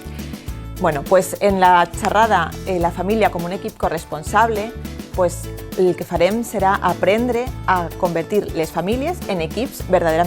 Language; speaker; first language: Catalan; native; Catalan